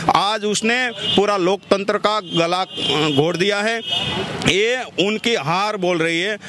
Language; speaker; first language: Hindi; non-native, local second language; Gujarati